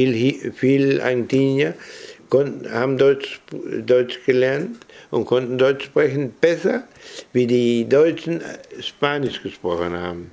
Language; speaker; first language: German; early bilingual, heritage; German